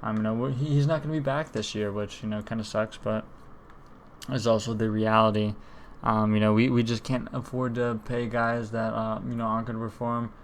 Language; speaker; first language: English; native; English